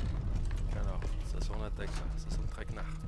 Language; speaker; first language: French; native; French